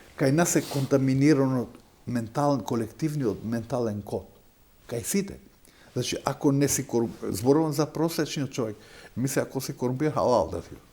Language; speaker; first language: Macedonian; non-native, local second language; Albanian